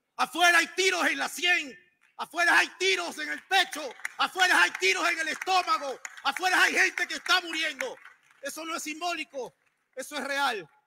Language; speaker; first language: Spanish; native; Spanish